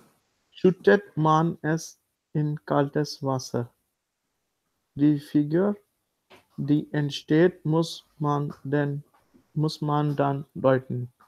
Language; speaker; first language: German; non-native, learner; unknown